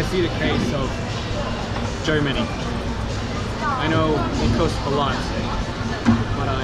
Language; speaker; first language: English; non-native, fluent; Korean